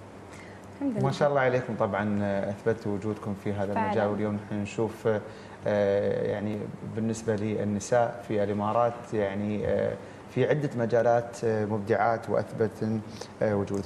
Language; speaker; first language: Arabic; native; Arabic